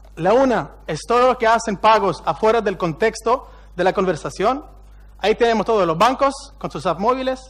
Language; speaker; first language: Spanish; non-native, fluent; Hebrew